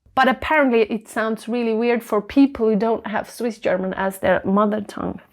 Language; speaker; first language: English; non-native, fluent; German